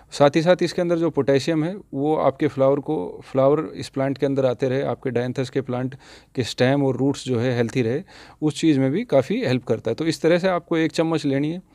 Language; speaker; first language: Hindi; native; Hindi